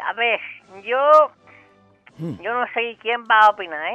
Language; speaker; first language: Spanish; native; Spanish